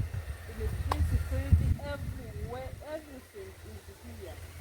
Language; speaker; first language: English; non-native, local second language; Kinyarwanda